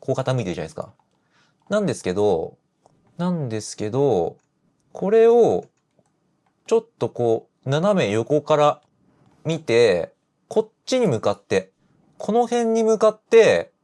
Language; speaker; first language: Japanese; native; Japanese